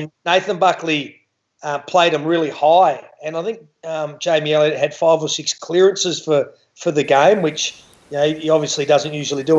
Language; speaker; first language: English; native; English